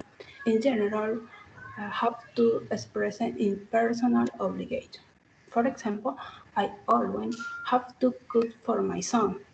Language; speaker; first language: English; non-native, learner; Spanish